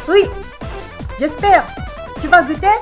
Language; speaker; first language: French; non-native, fluent; Japanese